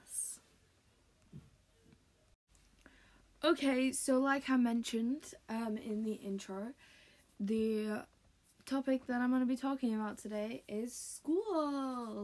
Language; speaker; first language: English; native; English